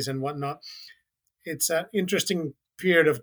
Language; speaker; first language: English; non-native, fluent; Finnish